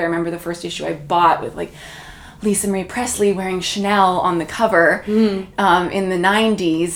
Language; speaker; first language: English; native; English